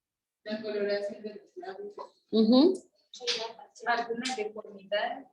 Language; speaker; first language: Spanish; native; Spanish